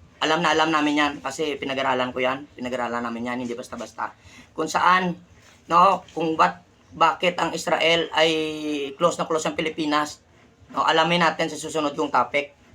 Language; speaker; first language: Filipino; non-native, local second language; Hiligaynon